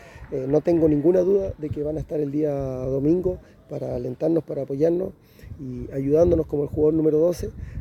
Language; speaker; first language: Spanish; native; Spanish